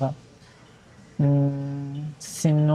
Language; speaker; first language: French; non-native, fluent; Portuguese